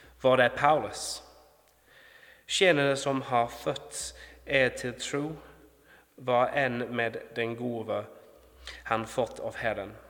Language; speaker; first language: Swedish; non-native, fluent; English